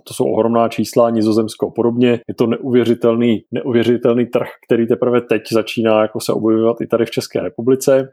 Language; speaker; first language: Czech; native; Czech